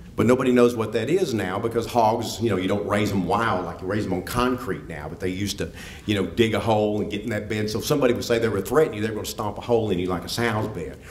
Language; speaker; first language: English; native; English